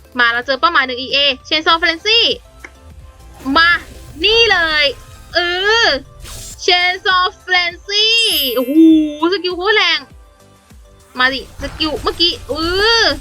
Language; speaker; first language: Thai; native; Thai